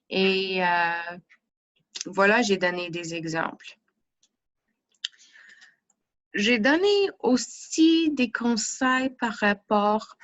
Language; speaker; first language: French; non-native, fluent; English